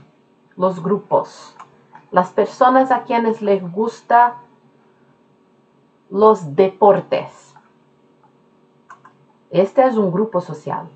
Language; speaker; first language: Spanish; non-native, fluent; Norwegian